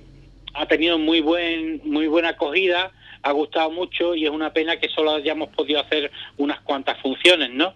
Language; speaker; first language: Spanish; native; Spanish